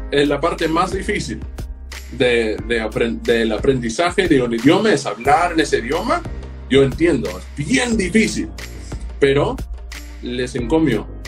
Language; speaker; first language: Spanish; non-native, fluent; English